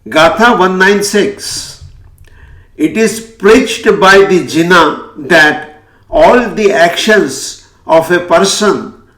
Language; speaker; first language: English; non-native, local second language; Hindi